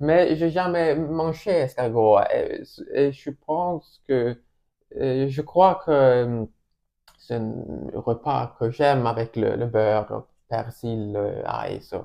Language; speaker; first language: French; non-native, learner; Swedish